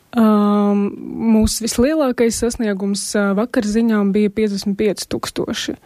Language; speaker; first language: Latvian; non-native, local second language; Russian